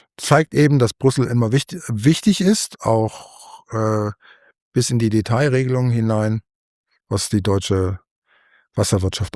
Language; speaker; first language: German; native; German